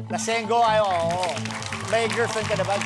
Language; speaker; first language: Filipino; native; Filipino